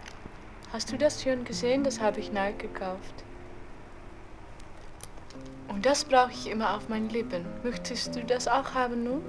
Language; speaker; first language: German; non-native, learner; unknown